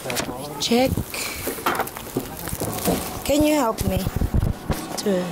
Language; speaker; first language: English; non-native, local second language; Filipino